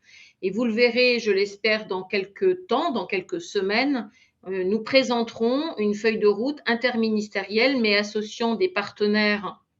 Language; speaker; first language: French; native; French